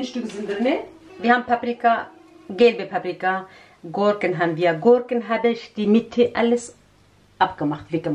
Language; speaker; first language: German; non-native, learner; Central Kurdish